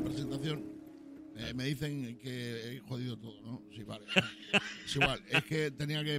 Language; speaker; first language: Spanish; native; Spanish